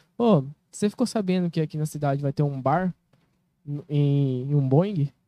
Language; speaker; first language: Portuguese; native; Portuguese